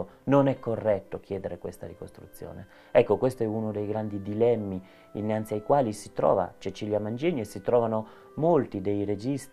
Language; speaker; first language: Italian; native; Italian